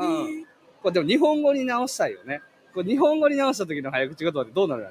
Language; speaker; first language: Japanese; native; Japanese